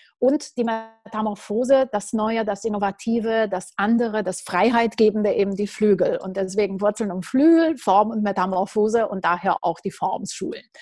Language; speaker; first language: German; non-native, fluent; Romanian